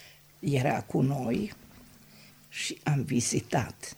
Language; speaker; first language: Romanian; non-native, local second language; Hungarian